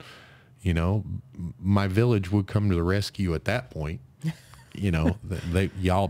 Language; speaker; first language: English; native; English